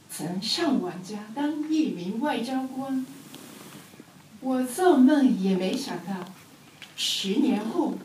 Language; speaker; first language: Chinese; non-native, learner; Japanese